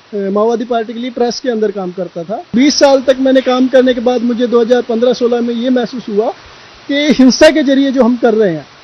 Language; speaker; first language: Hindi; native; Hindi